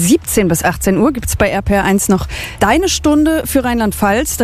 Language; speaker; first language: German; native; German